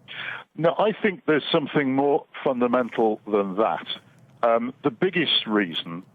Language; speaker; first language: English; native; English